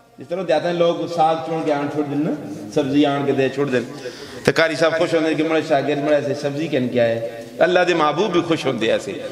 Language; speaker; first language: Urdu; non-native, local second language; Northern Hindko